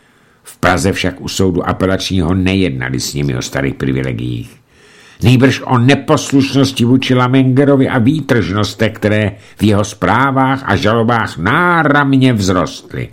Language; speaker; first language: Czech; native; Czech